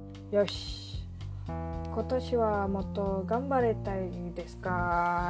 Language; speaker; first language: Japanese; non-native, learner; Malay